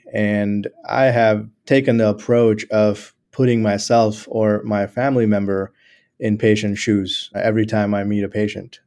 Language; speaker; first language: English; non-native, local second language; Gujarati